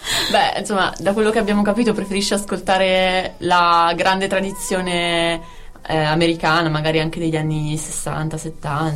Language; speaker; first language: Italian; native; Italian